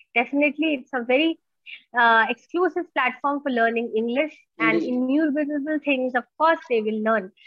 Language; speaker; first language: English; non-native, local second language; Hindi